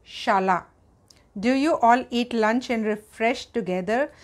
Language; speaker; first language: Hindi; native; Hindi